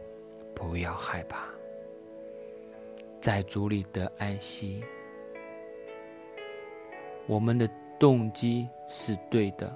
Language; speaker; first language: Chinese; native; Chinese